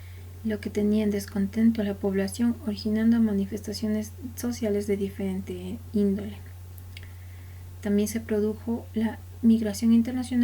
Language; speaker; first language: Spanish; native; Spanish